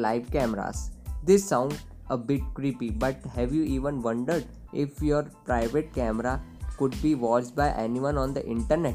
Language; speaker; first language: English; non-native, local second language; Hindi